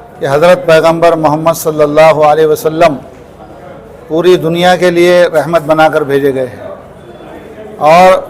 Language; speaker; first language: Urdu; native; Urdu